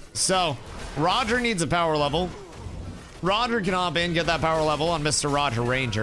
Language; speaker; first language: English; native; English